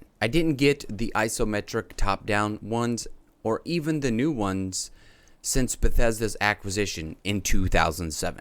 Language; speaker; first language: English; native; English